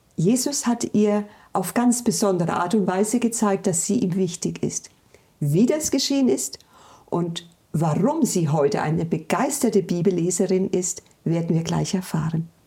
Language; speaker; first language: German; native; German